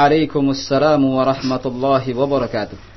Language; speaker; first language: Arabic; non-native, fluent; Indonesian